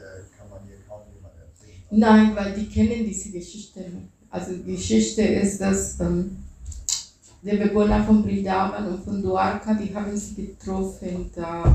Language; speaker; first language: German; non-native, fluent; Spanish